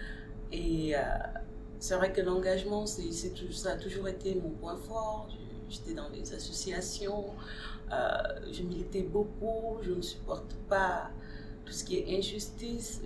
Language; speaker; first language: French; non-native, local second language; Wolof